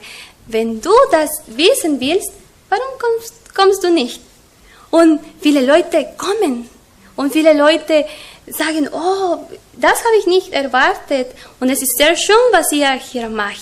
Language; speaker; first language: German; non-native, learner; Spanish